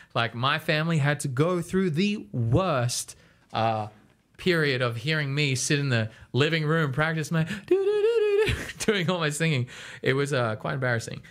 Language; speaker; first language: English; native; English